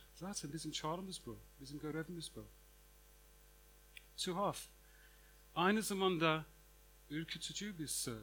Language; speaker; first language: Turkish; non-native, fluent; English